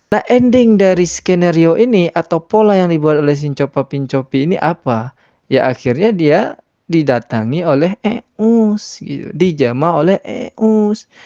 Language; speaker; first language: Indonesian; native; Indonesian